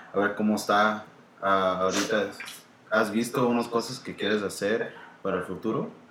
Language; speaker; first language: Spanish; early bilingual, heritage; Spanish